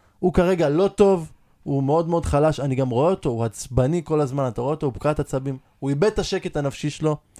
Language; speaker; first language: Hebrew; native; Hebrew